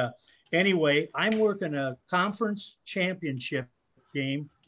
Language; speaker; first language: English; native; English